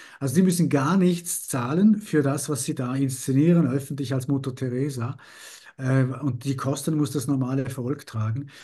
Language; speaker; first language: German; early bilingual, other home language; Spanish